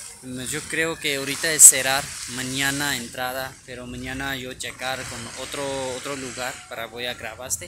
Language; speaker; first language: Spanish; non-native, learner; Urdu